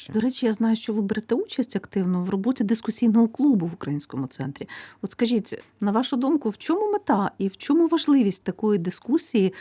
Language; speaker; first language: Ukrainian; native; Ukrainian